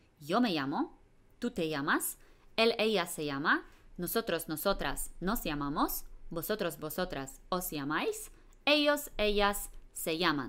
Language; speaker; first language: Spanish; non-native, fluent; Polish